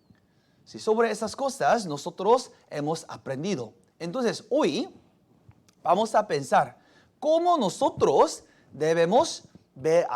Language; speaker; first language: Spanish; non-native, fluent; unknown